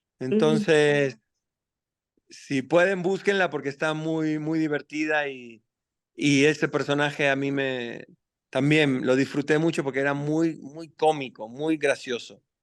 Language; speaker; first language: Spanish; native; Spanish